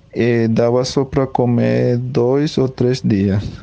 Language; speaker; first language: Portuguese; non-native, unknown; Spanish